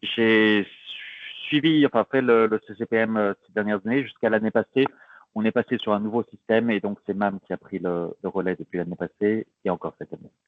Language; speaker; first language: French; native; French